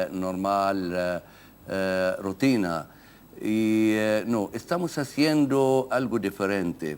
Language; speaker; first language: Spanish; non-native, fluent; Arabic